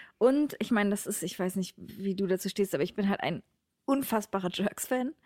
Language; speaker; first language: German; native; German